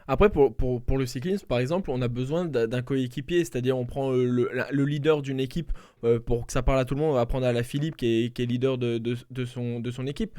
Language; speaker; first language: French; native; French